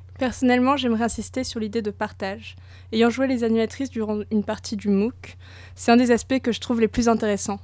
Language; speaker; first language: French; native; French